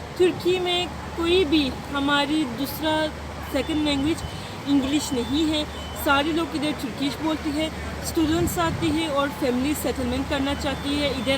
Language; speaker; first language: Hindi; non-native, fluent; Turkish